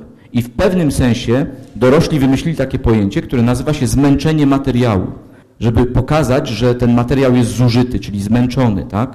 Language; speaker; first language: Polish; native; Polish